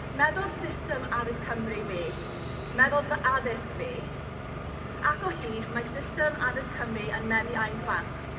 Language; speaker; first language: Welsh; non-native, local second language; English